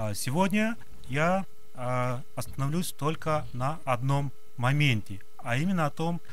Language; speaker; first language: Russian; non-native, local second language; Kyrgyz